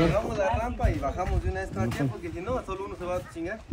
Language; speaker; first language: Spanish; native; Spanish